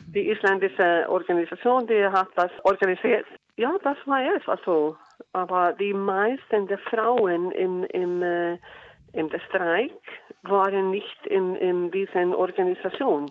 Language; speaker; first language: German; non-native, learner; Icelandic